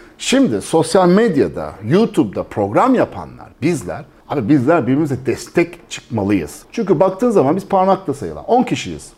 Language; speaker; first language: Turkish; early bilingual, heritage; Turkish